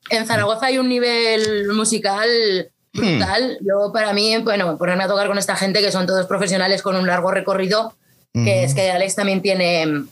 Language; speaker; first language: Spanish; native; Spanish